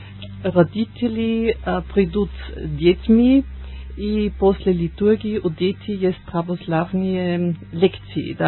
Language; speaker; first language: Russian; non-native, learner; German